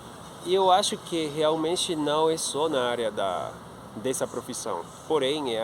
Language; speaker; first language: Portuguese; non-native, fluent; Spanish